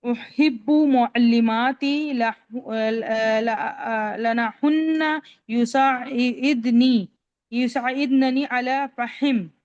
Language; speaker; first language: Arabic; non-native, learner; Urdu